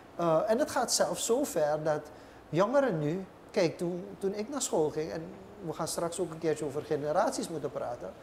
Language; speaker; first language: Dutch; native; Dutch